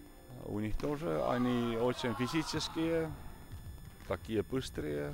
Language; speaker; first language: Russian; non-native, fluent; Estonian